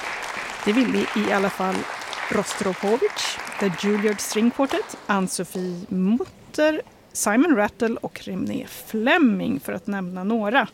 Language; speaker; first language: Swedish; native; Swedish